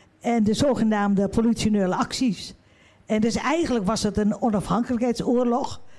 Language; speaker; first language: Dutch; early bilingual, other home language; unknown